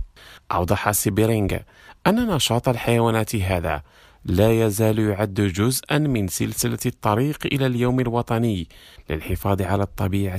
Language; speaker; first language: Arabic; non-native, fluent; Indonesian